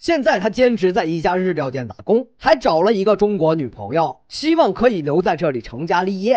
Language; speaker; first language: Chinese; native; Chinese